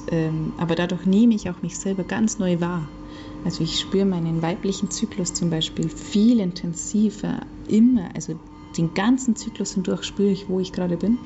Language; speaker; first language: German; native; German